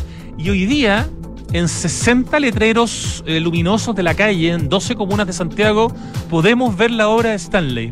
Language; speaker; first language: Spanish; native; Spanish